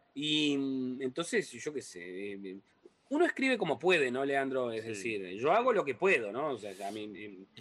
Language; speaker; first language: Spanish; non-native, local second language; Portuguese